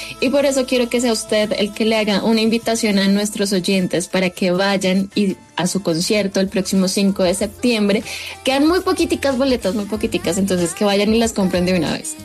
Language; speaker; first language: Spanish; native; Spanish